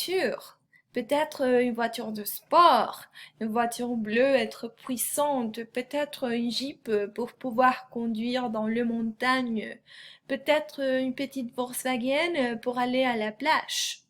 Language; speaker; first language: French; non-native, fluent; Spanish